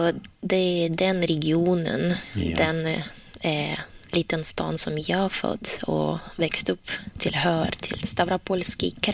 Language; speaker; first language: Swedish; non-native, learner; Russian